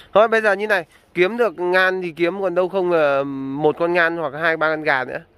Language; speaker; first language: Vietnamese; native; Vietnamese